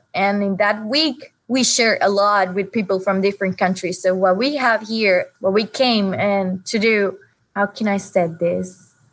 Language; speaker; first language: English; non-native, fluent; Spanish